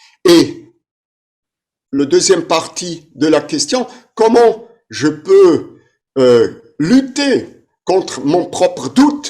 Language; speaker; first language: French; non-native, fluent; German